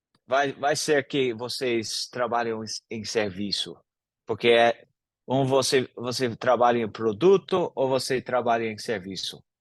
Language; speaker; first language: Portuguese; non-native, fluent; English